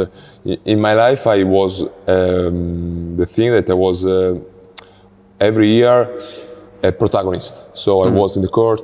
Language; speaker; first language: English; non-native, learner; Italian